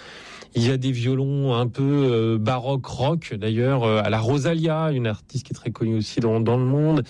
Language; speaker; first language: French; native; French